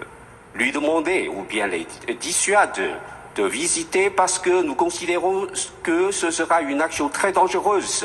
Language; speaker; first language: French; non-native, fluent; Chinese